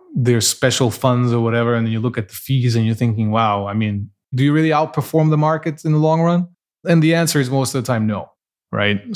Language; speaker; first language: English; non-native, fluent; Portuguese